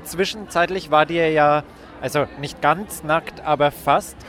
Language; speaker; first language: German; native; German